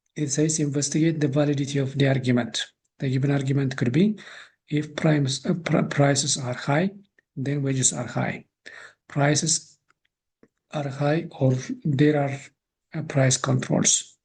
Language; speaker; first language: English; non-native, local second language; Amharic